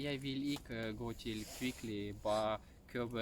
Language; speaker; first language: Danish; non-native, learner; Ukrainian